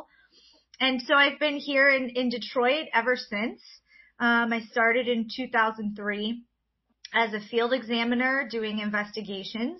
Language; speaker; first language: English; native; English